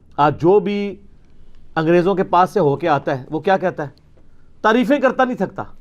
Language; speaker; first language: Urdu; non-native, local second language; Punjabi